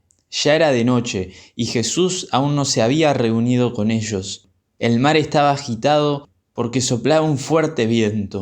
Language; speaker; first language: Spanish; native; Spanish